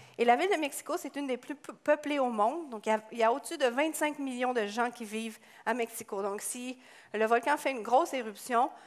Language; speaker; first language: French; native; French